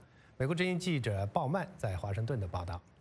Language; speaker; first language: Chinese; native; Chinese